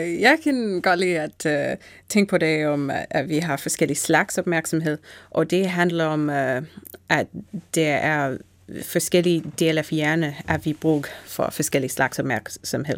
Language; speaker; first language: Danish; non-native, fluent; English